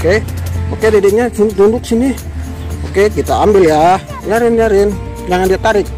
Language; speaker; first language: Indonesian; native; Indonesian